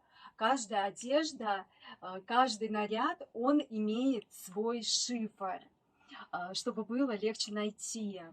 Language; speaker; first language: Russian; native; Russian